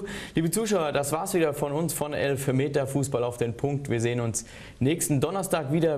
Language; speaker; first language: German; native; German